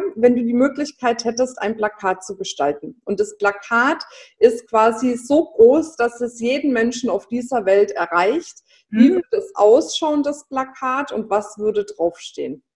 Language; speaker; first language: German; native; German